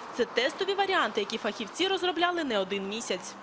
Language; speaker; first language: Ukrainian; native; Ukrainian